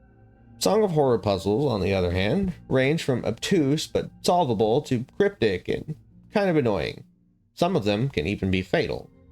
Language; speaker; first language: English; native; English